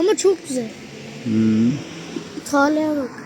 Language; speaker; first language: Turkish; early bilingual, heritage; Turkish